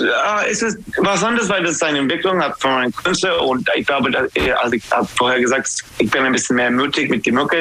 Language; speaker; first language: German; non-native, fluent; English